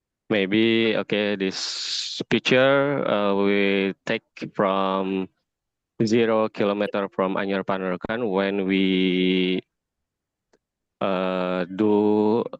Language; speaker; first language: English; non-native, learner; Indonesian